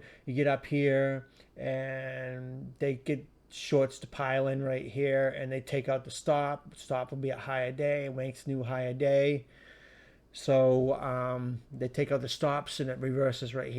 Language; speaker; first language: English; native; English